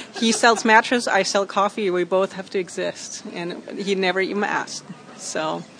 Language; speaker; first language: English; non-native, fluent; German